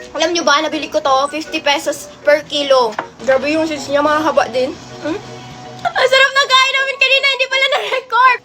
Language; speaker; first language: Filipino; non-native, local second language; Cebuano